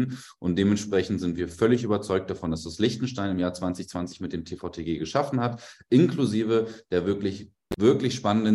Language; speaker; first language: German; native; German